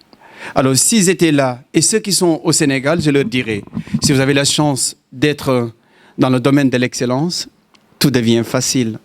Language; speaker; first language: French; non-native, local second language; Wolof